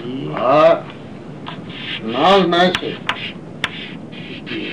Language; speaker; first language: Russian; non-native, learner; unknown